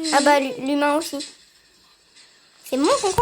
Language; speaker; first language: French; native; French